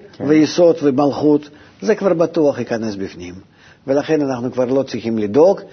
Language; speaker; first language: Hebrew; non-native, fluent; Russian